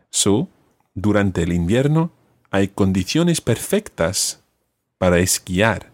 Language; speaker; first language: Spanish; non-native, fluent; English